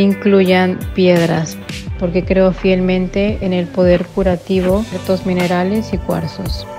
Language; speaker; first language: Spanish; native; Spanish